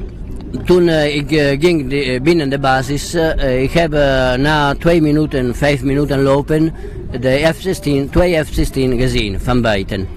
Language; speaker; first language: Dutch; non-native, learner; Italian